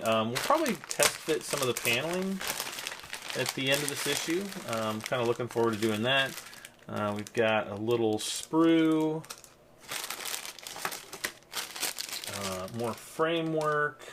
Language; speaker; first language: English; native; English